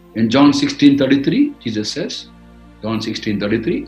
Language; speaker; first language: English; non-native, local second language; Tamil